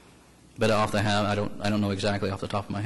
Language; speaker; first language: English; native; English